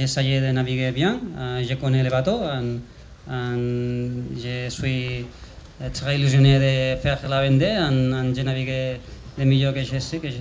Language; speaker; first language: French; non-native, learner; Spanish